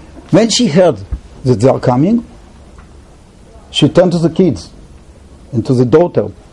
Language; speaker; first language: English; non-native, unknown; Hebrew